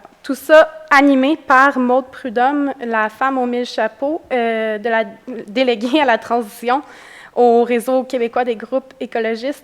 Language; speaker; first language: French; native; French